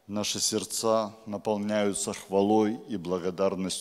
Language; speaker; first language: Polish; non-native, learner; Russian